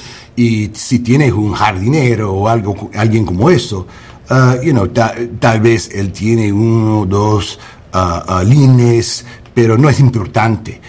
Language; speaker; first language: Spanish; non-native, learner; English